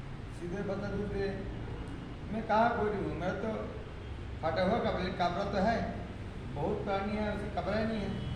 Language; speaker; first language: Hindi; non-native, local second language; Bangla